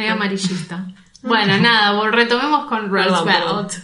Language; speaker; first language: Spanish; native; Spanish